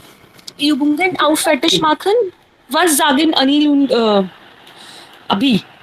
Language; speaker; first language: German; non-native, learner; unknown